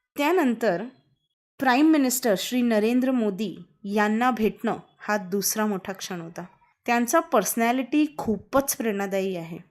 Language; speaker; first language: Marathi; non-native, local second language; Hindi